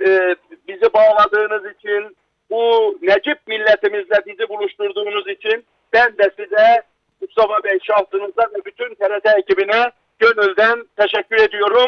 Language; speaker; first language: Turkish; native; Turkish